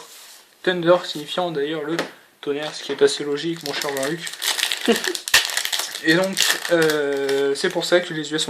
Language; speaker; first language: French; native; French